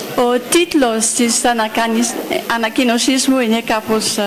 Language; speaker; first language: Greek; non-native, fluent; English